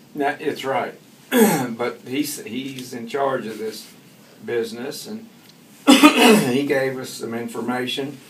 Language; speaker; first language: English; native; English